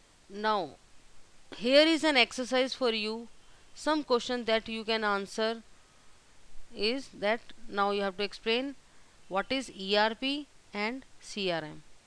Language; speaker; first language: English; non-native, local second language; Hindi